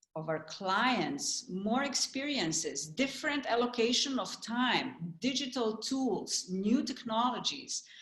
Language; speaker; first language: English; non-native, fluent; Slovenian